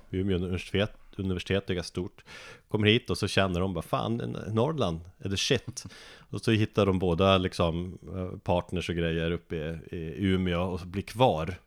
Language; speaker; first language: Swedish; native; Swedish